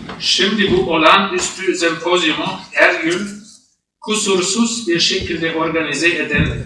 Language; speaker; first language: Turkish; non-native, fluent; German